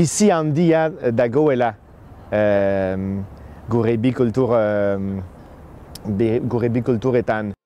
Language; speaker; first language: Basque; non-native, fluent; French